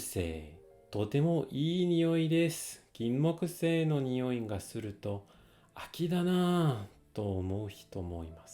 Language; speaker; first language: Japanese; non-native, fluent; French